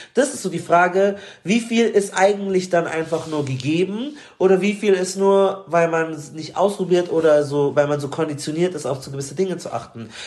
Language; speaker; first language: German; early bilingual, other home language; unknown